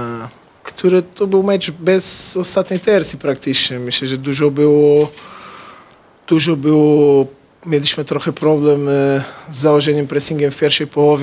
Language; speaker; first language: Polish; non-native, fluent; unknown